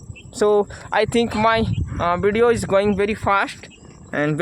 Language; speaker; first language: English; non-native, learner; Hindi